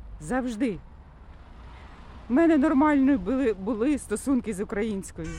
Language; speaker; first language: Ukrainian; non-native, local second language; Russian